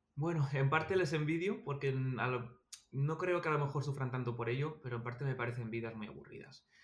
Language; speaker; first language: Spanish; native; Spanish